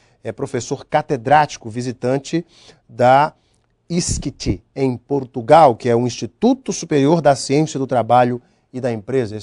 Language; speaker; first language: Portuguese; native; Portuguese